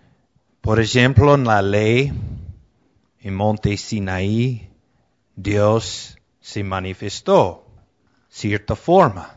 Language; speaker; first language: Portuguese; non-native, fluent; Spanish